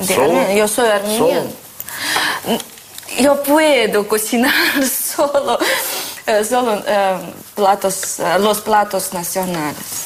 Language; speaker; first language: Spanish; non-native, learner; Armenian